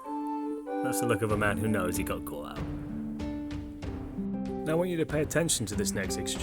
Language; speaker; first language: English; native; English